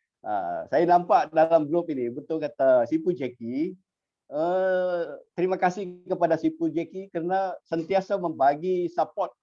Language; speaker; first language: Malay; native; Malay